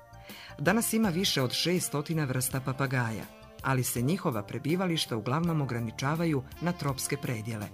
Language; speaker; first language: Croatian; native; Croatian